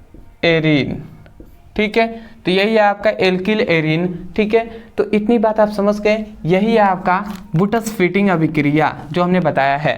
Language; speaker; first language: Hindi; native; Hindi